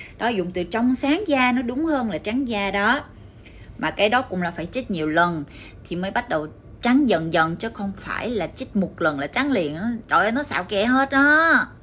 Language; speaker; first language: Vietnamese; early bilingual, heritage; Korean